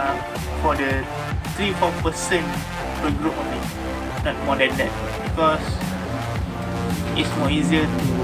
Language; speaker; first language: English; non-native, learner; Malay